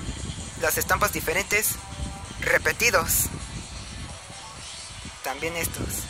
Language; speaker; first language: Spanish; native; Spanish